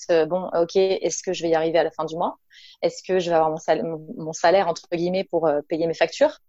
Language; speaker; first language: French; native; French